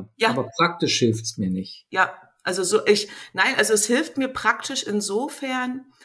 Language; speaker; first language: German; native; German